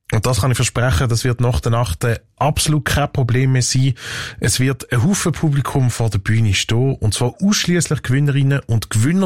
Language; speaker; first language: German; native; German